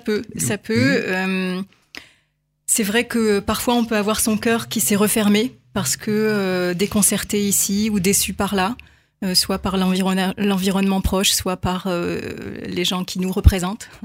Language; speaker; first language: French; native; French